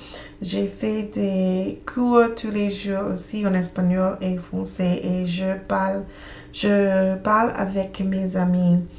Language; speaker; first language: French; non-native, learner; English